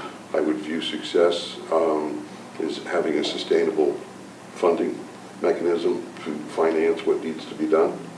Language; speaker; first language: English; native; English